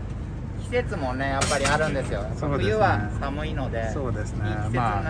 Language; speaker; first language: Japanese; native; Japanese